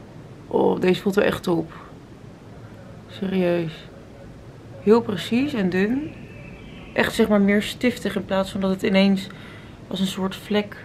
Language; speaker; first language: Dutch; native; Dutch